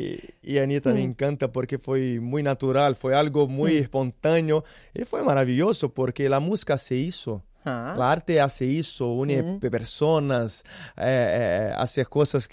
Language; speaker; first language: Spanish; non-native, learner; Portuguese